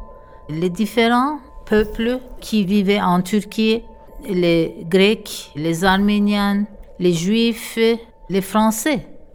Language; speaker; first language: French; non-native, fluent; Turkish